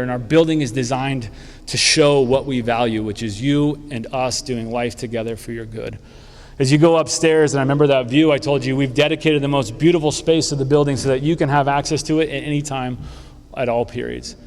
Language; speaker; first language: English; native; English